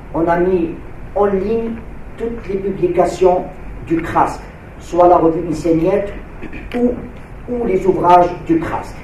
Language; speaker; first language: French; non-native, local second language; Arabic